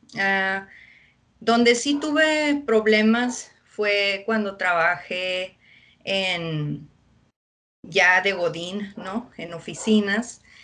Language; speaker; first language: Spanish; early bilingual, heritage; Spanish